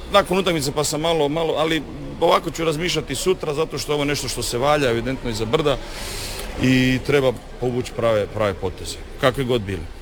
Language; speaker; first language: Croatian; native; Croatian